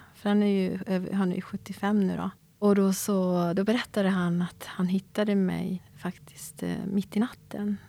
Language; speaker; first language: Swedish; native; Swedish